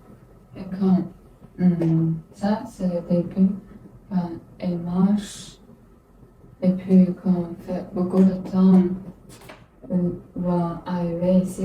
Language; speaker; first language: French; non-native, learner; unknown